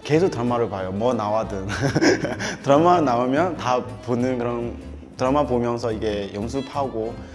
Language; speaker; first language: Korean; non-native, learner; Burmese